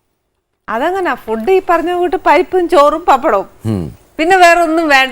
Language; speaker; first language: Malayalam; native; Malayalam